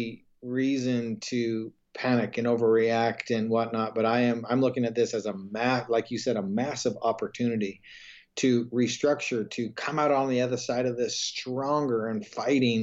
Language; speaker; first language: English; native; English